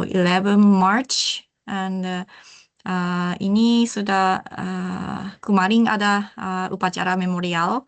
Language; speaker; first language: Indonesian; non-native, learner; Japanese